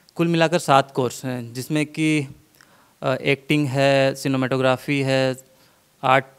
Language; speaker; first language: Hindi; native; Hindi